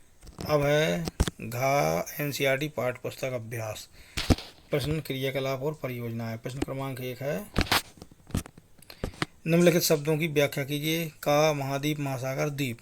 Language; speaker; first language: Hindi; native; Hindi